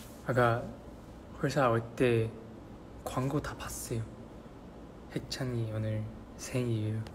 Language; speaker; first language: Korean; non-native, learner; Chinese